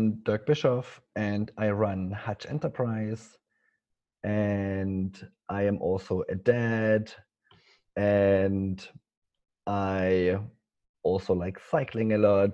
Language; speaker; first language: English; non-native, fluent; German